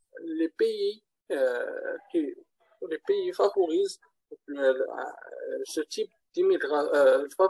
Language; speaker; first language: French; non-native, learner; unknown